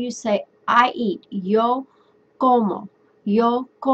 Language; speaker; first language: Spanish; non-native, fluent; English